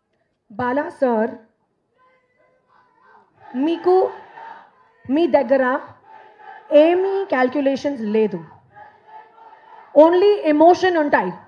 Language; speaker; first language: Telugu; non-native, learner; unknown